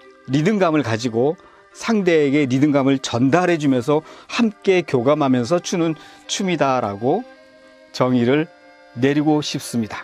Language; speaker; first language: Korean; native; Korean